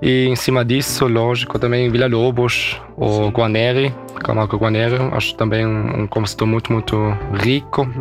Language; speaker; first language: Portuguese; early bilingual, heritage; German